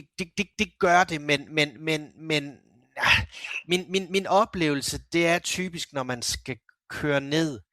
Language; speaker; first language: Danish; native; Danish